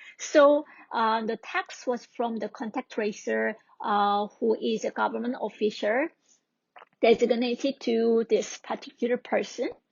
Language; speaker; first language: English; non-native, fluent; Korean